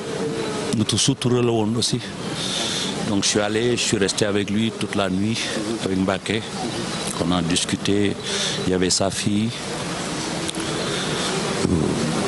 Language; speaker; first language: French; non-native, local second language; Wolof